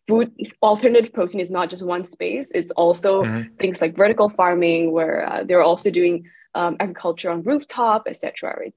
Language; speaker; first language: English; non-native, local second language; Chinese